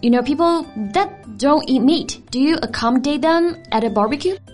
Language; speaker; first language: English; non-native, fluent; Chinese